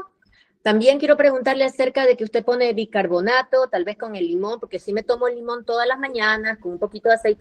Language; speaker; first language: Spanish; native; Spanish